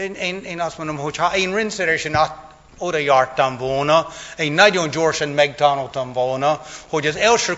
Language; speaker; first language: Hungarian; non-native, fluent; English